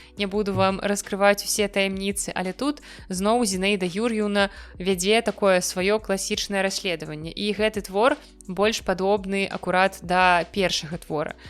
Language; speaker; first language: Belarusian; non-native, local second language; Russian